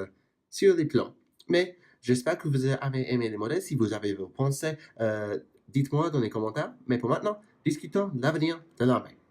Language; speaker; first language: French; non-native, fluent; English